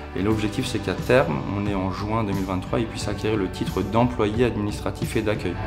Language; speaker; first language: French; native; French